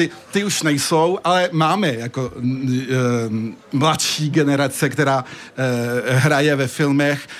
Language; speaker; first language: Czech; early bilingual, heritage; French